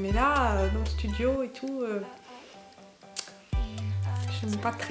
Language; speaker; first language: French; native; French